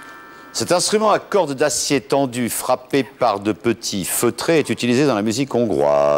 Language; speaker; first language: French; native; French